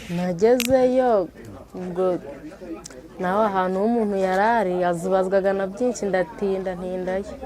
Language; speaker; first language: Kinyarwanda; early bilingual, heritage; Kinyarwanda